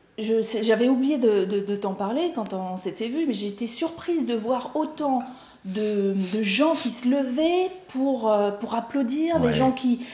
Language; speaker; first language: French; native; French